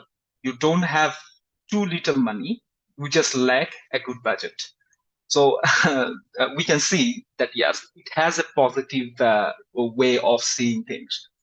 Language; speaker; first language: English; non-native, fluent; Bangla